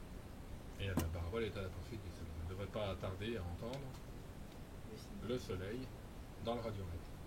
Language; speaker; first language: French; native; French